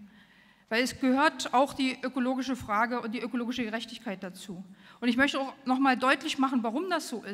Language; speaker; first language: German; native; German